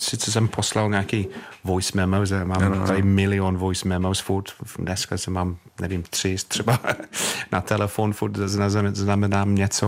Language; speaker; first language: Czech; non-native, learner; English